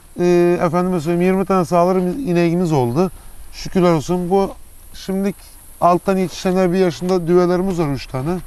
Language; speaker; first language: Turkish; early bilingual, heritage; Turkish